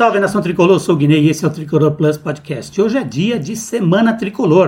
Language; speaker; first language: Portuguese; native; Portuguese